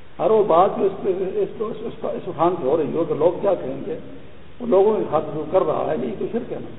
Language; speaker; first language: Urdu; non-native, local second language; Pashto